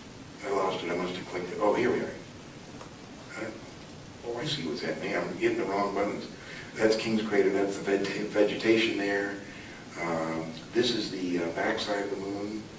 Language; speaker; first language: English; native; English